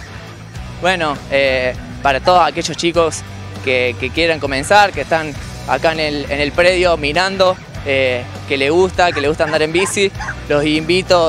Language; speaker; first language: Spanish; native; Spanish